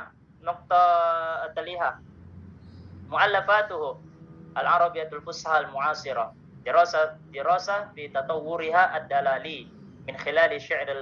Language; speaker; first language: Arabic; non-native, learner; Indonesian